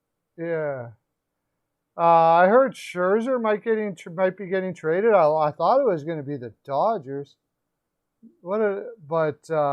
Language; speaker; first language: English; native; English